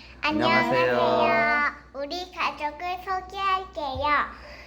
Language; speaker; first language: Korean; early bilingual, heritage; Korean